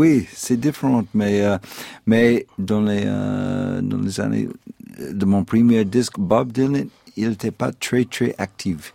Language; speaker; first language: French; non-native, fluent; English